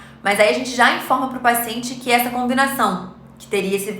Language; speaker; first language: Portuguese; native; Portuguese